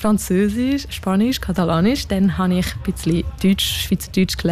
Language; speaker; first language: German; non-native, local second language; French